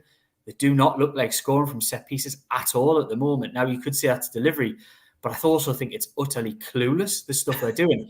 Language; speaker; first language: English; native; English